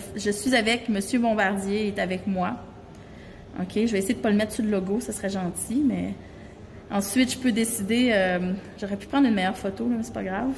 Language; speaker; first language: French; native; French